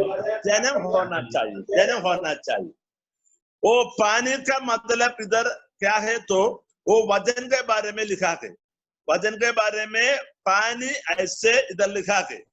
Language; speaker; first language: Hindi; non-native, learner; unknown